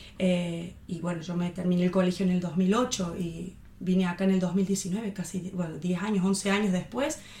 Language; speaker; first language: Spanish; native; Spanish